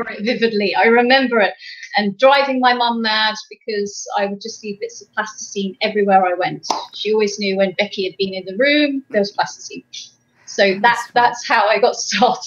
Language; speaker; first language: English; native; English